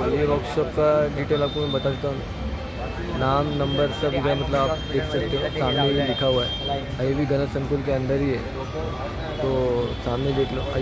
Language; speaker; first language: Hindi; non-native, local second language; Marathi